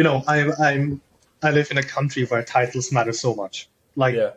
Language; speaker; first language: English; non-native, fluent; German